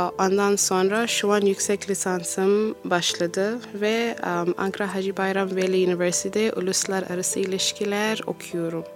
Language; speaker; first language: Turkish; non-native, learner; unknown